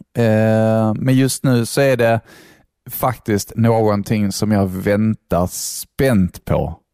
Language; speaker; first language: Swedish; native; Swedish